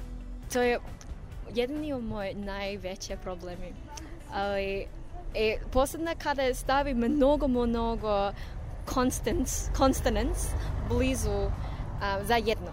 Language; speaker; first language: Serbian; non-native, learner; English